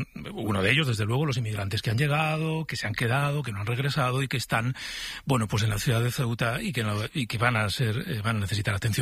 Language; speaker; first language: Spanish; native; Spanish